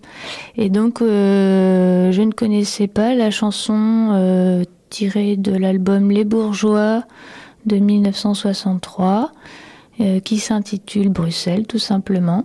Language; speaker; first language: French; native; French